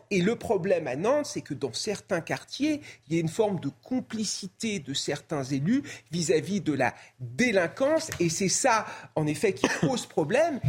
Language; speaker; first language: French; native; French